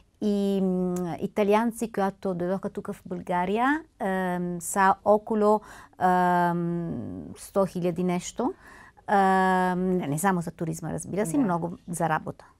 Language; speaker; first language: Bulgarian; non-native, learner; Italian